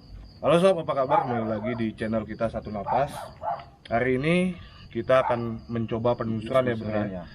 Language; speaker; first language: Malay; non-native, local second language; Balinese